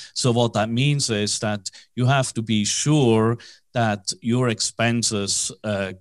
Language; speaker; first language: English; non-native, fluent; German